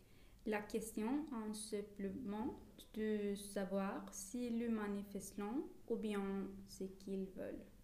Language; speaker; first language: French; non-native, learner; Swedish